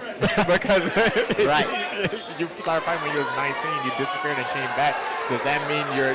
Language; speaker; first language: English; native; English